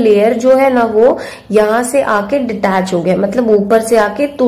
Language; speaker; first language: Hindi; native; Hindi